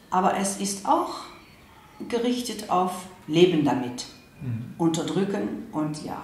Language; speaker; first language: German; non-native, fluent; Dutch